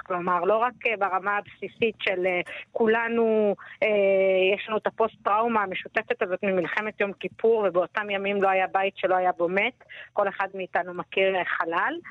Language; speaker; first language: Hebrew; native; Hebrew